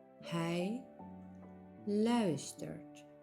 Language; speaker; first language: Dutch; non-native, fluent; Ukrainian